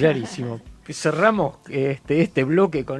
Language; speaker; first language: Spanish; native; Spanish